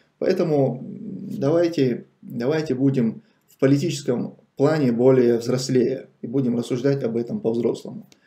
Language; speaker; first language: Russian; non-native, local second language; Chechen